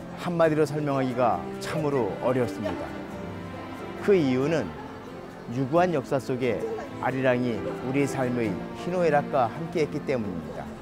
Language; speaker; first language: Korean; native; Korean